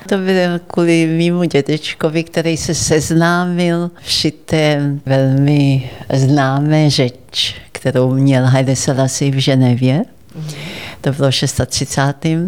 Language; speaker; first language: Czech; early bilingual, heritage; Czech